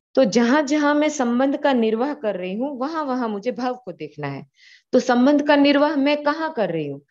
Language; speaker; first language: Hindi; non-native, local second language; Gujarati